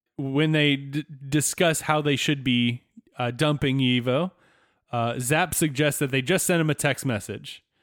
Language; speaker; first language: English; native; English